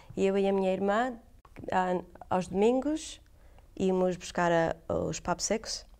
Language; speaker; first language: Portuguese; early bilingual, heritage; English